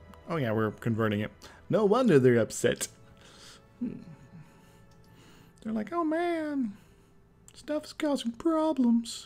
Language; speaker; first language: English; native; English